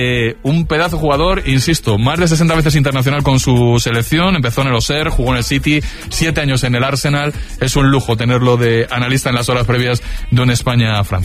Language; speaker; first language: Spanish; native; Spanish